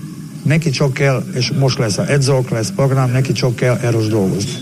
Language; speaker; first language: Hungarian; non-native, fluent; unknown